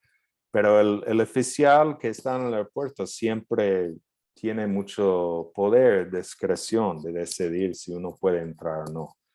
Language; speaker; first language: Spanish; non-native, fluent; English